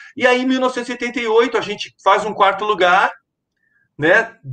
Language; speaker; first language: Portuguese; native; Portuguese